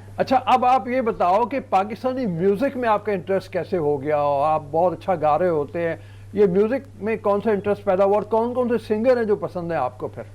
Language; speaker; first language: Urdu; native; Urdu